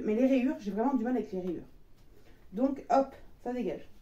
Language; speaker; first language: French; native; French